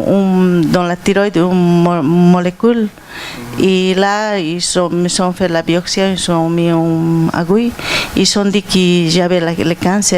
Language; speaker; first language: French; non-native, learner; Portuguese